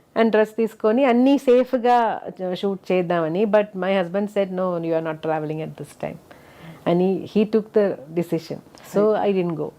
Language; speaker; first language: Telugu; non-native, fluent; Malayalam